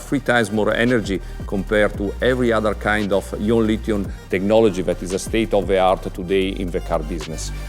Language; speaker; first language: English; non-native, fluent; Italian